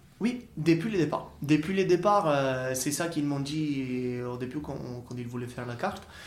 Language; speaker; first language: French; non-native, fluent; Italian